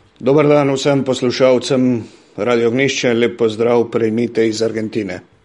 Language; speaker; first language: Slovenian; early bilingual, heritage; Slovenian